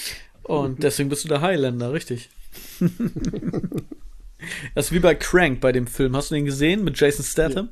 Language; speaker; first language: German; native; German